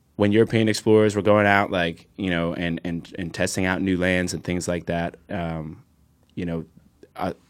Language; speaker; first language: English; native; English